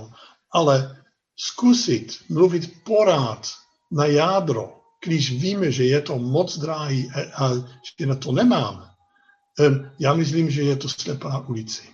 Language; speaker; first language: Czech; non-native, fluent; Dutch